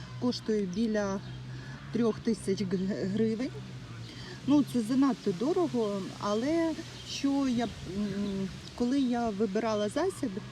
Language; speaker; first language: Ukrainian; non-native, local second language; Russian